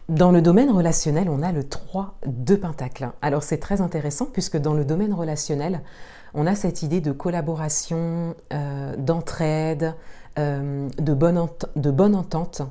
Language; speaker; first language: French; native; French